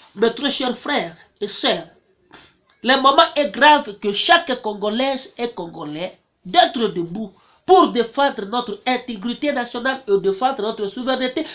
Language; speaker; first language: French; non-native, local second language; Swahili